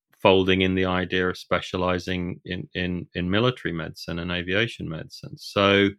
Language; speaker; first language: English; native; English